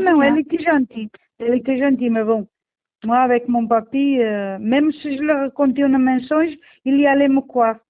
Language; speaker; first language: French; non-native, learner; Portuguese